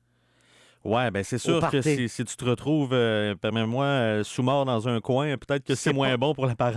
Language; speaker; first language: French; native; French